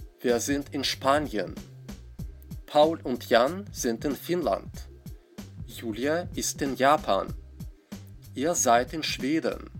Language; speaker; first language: German; non-native, fluent; Russian